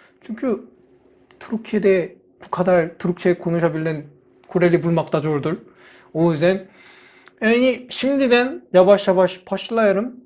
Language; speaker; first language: Turkish; non-native, fluent; Korean